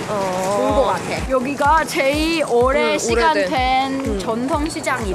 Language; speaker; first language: Korean; non-native, fluent; Chinese